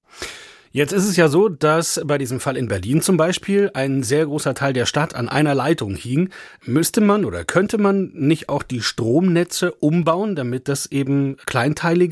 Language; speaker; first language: German; native; German